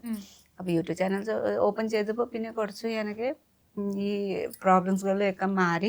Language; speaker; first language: Malayalam; non-native, fluent; Nepali